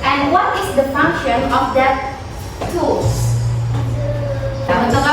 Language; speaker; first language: English; non-native, learner; Indonesian